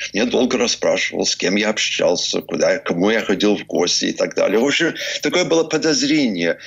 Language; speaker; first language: Russian; non-native, fluent; English